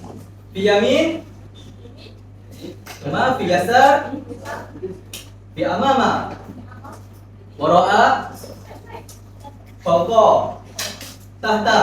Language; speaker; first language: Arabic; non-native, learner; Malay